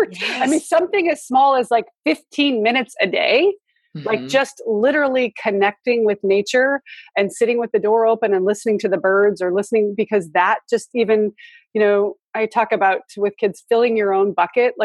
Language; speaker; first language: English; native; English